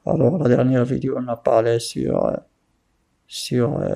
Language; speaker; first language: French; non-native, local second language; Arabic